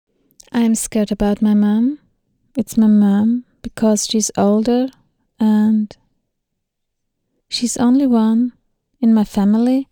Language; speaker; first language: English; non-native, learner; Thai